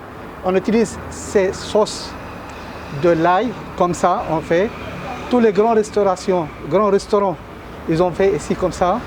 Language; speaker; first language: French; non-native, learner; Arabic